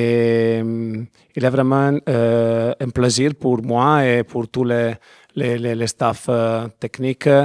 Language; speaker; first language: French; non-native, learner; Italian